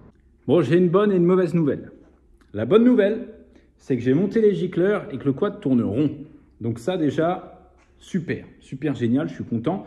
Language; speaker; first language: French; native; French